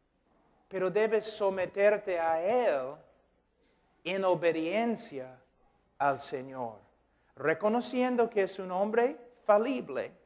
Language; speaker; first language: Spanish; non-native, fluent; English